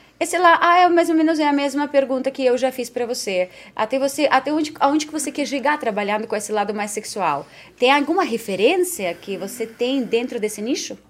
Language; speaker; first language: Portuguese; non-native, fluent; Spanish